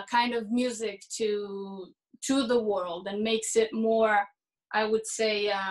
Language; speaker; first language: English; early bilingual, heritage; Hebrew